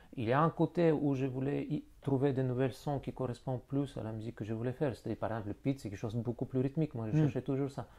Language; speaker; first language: French; non-native, fluent; Bulgarian